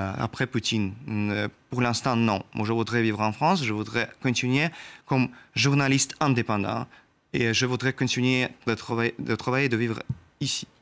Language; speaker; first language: French; non-native, learner; Russian